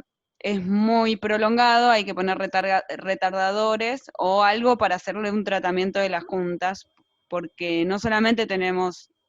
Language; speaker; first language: Spanish; native; Spanish